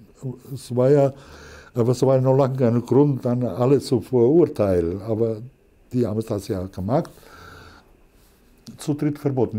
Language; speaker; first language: German; non-native, fluent; Italian